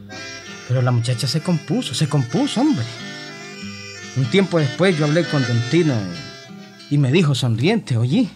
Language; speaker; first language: Spanish; native; Spanish